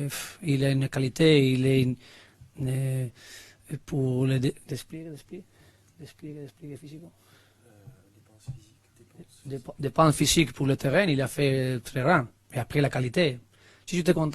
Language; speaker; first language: French; non-native, learner; Spanish